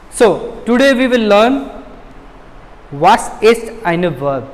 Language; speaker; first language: German; non-native, learner; Hindi